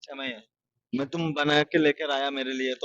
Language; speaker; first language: Hindi; non-native, learner; Bangla